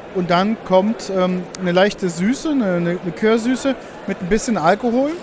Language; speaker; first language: German; native; German